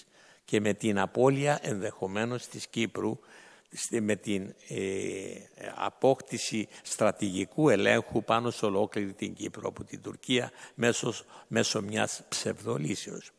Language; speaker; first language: Greek; native; Greek